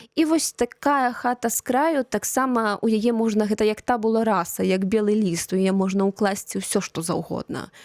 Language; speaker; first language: Belarusian; native; Belarusian